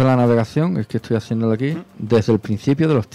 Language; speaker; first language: Spanish; native; Spanish